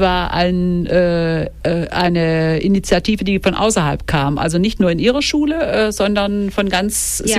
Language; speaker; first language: German; native; German